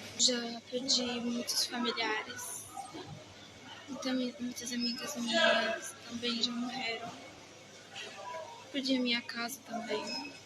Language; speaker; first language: Portuguese; early bilingual, heritage; Portuguese